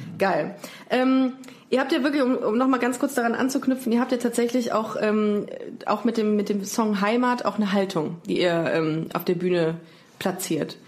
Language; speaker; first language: German; native; German